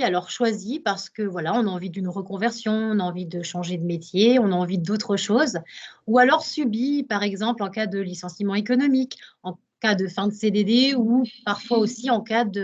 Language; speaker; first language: French; native; French